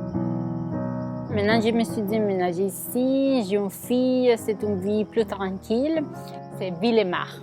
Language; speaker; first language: French; non-native, fluent; Spanish